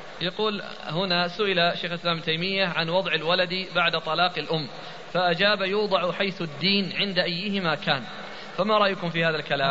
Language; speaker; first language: Arabic; native; Arabic